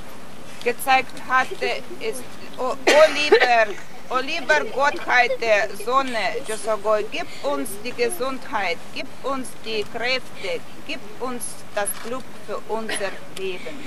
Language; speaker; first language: German; non-native, fluent; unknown